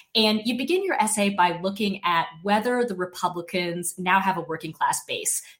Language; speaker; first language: English; native; English